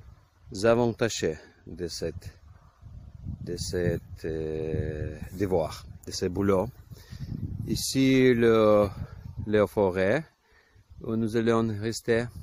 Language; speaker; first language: French; non-native, learner; Ukrainian